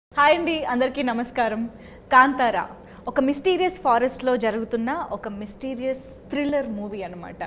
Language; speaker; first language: Telugu; native; Telugu